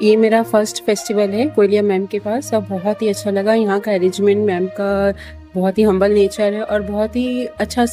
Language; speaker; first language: Hindi; non-native, local second language; Bangla